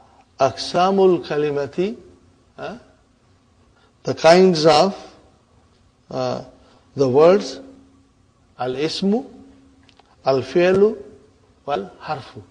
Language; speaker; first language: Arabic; non-native, learner; Urdu